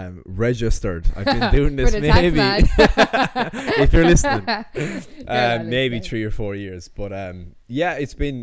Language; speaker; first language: English; native; English